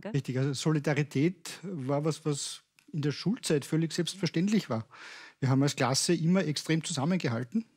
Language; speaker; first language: German; native; German